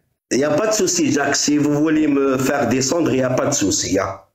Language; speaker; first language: French; non-native, local second language; Arabic